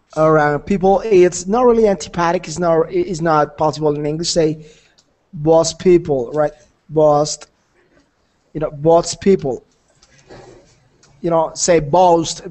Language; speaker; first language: English; non-native, fluent; Spanish